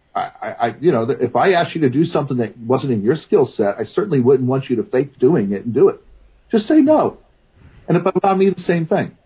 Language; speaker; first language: English; native; English